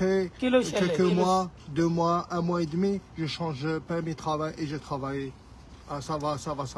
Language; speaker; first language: French; non-native, learner; Arabic